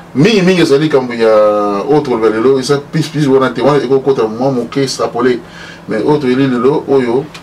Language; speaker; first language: Lingala; native; Lingala